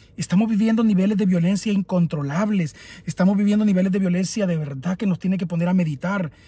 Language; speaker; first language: Spanish; native; Spanish